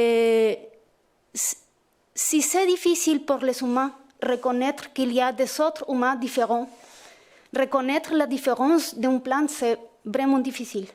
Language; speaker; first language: French; non-native, fluent; Spanish